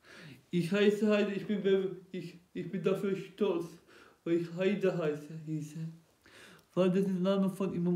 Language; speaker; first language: German; non-native, local second language; Turkish